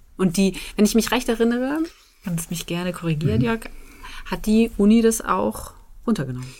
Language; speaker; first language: German; native; German